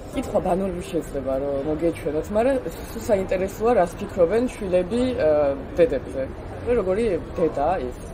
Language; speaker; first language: Georgian; early bilingual, heritage; Georgian